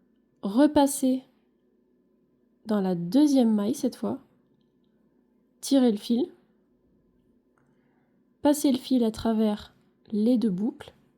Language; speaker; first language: French; native; French